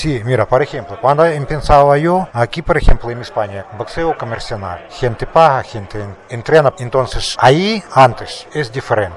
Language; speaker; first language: Spanish; non-native, learner; Russian